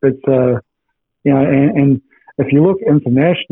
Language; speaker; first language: English; native; English